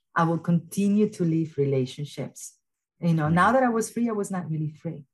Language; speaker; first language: English; early bilingual, other home language; Spanish